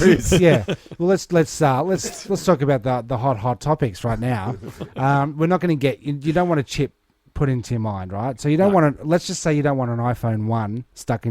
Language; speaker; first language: English; native; English